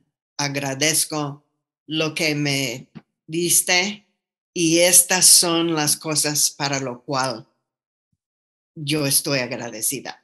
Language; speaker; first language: Spanish; non-native, fluent; English